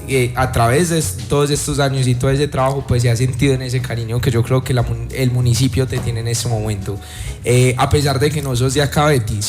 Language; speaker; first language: Spanish; native; Spanish